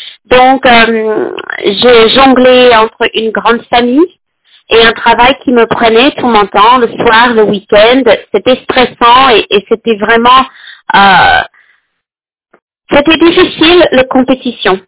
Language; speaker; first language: French; non-native, fluent; English